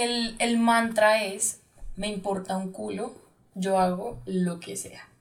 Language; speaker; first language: Spanish; native; Spanish